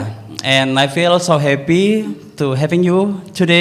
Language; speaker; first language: English; non-native, learner; Indonesian